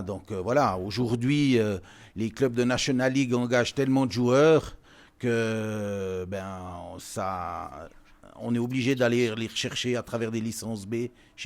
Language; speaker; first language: French; native; French